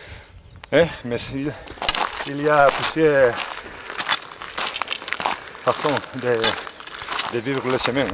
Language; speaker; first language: French; non-native, fluent; Hungarian